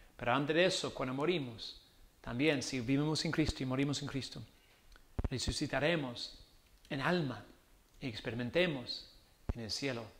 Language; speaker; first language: Spanish; non-native, learner; English